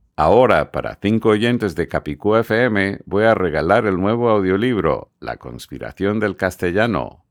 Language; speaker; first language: Spanish; non-native, fluent; English